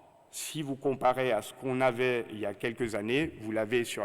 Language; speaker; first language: French; native; French